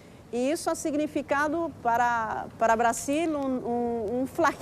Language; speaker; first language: Spanish; non-native, fluent; Portuguese